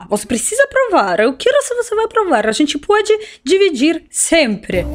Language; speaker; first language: Portuguese; non-native, learner; Russian